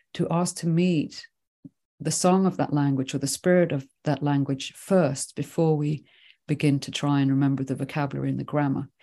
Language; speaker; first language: English; early bilingual, other home language; Swedish